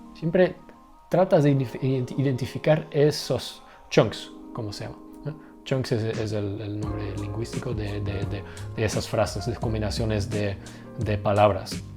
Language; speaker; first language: Spanish; non-native, fluent; Dutch